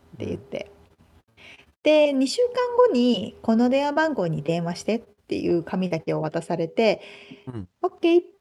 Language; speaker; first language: Japanese; native; Japanese